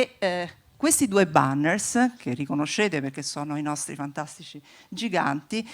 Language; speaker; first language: Italian; native; Italian